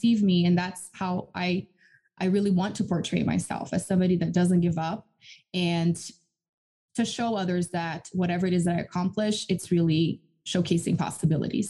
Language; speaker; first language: English; non-native, fluent; Portuguese